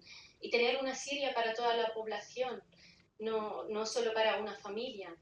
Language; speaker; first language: Spanish; non-native, fluent; Arabic